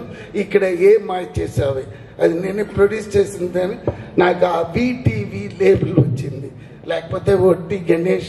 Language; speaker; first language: Telugu; non-native, learner; Tamil